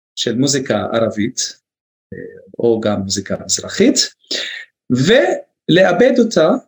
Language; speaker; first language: Hebrew; non-native, local second language; Arabic